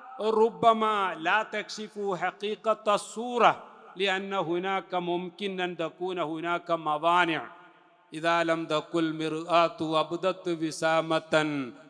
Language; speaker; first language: Arabic; non-native, fluent; Malayalam